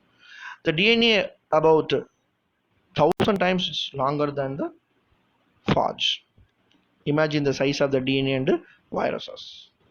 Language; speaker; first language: English; non-native, local second language; Tamil